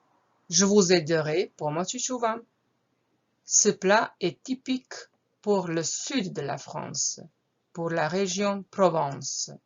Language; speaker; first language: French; non-native, fluent; Croatian